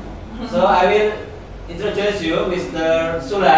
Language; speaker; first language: English; non-native, fluent; Indonesian